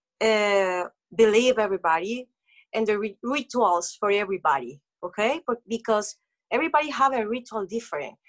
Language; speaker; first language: English; non-native, learner; Spanish